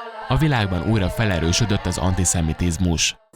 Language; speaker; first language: Hungarian; native; Hungarian